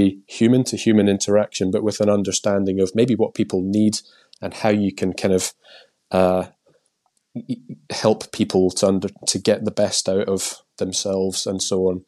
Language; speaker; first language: English; native; English